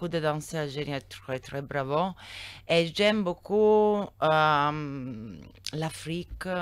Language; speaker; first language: French; non-native, learner; Italian